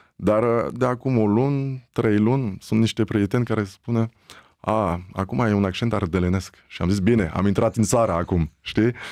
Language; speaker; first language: Romanian; early bilingual, heritage; French